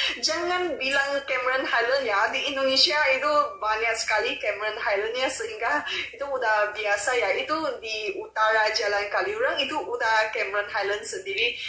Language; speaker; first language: Malay; non-native, local second language; Chinese